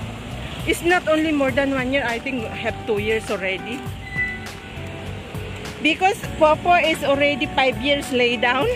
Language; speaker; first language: English; non-native, learner; Filipino